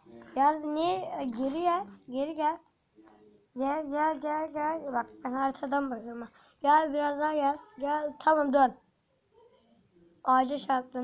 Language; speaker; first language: Turkish; native; Turkish